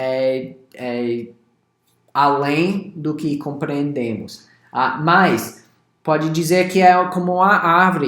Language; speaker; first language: Portuguese; non-native, fluent; English